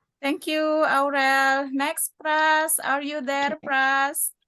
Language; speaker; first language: English; non-native, learner; Indonesian